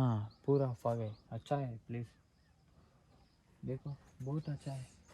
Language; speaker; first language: Hindi; non-native, local second language; Kannada